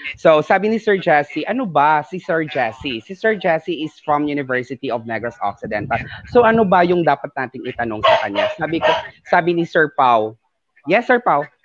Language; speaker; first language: Filipino; non-native, local second language; Hiligaynon